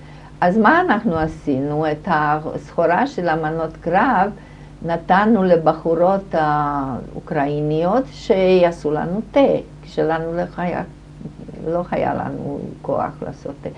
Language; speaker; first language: Hebrew; non-native, fluent; German